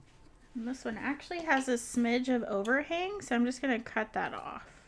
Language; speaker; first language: English; native; English